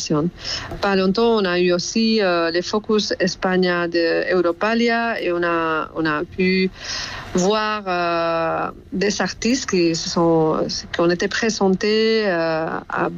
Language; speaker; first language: French; non-native, fluent; Spanish